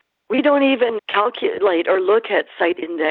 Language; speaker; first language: English; native; English